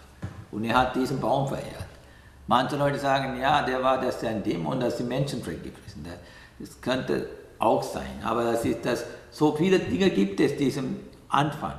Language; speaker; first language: German; non-native, learner; Sinhala